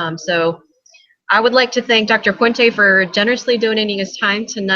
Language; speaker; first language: English; native; English